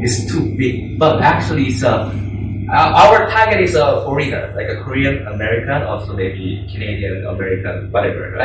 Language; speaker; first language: English; non-native, learner; Korean